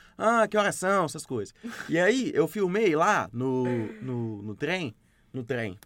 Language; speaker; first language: Portuguese; native; Portuguese